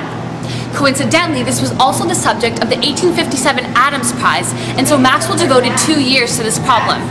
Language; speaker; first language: English; native; English